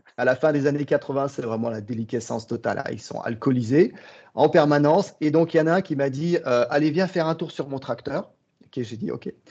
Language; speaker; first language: French; early bilingual, other home language; Russian